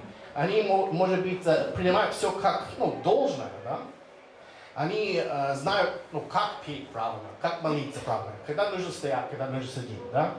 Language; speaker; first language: Russian; non-native, fluent; English